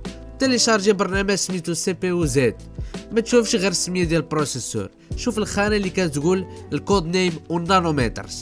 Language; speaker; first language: Arabic; native; Arabic